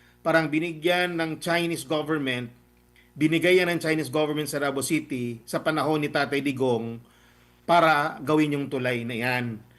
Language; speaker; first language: Filipino; non-native, local second language; Cebuano